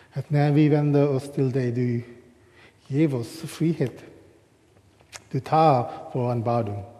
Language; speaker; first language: Swedish; non-native, fluent; English